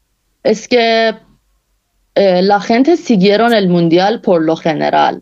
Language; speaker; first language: Spanish; non-native, fluent; Persian